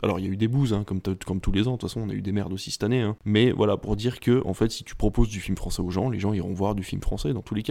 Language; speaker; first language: French; native; French